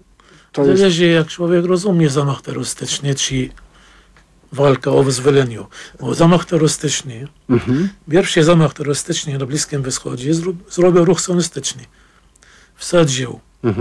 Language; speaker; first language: Polish; non-native, fluent; Arabic